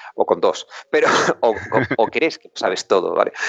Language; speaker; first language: Spanish; native; Spanish